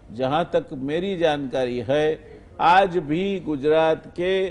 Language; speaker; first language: Hindi; non-native, local second language; Gujarati